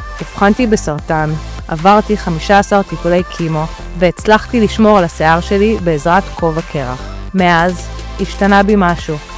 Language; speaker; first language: Hebrew; native; Hebrew